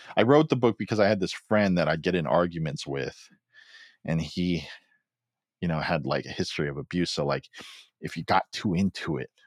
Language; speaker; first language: English; early bilingual, other home language; Filipino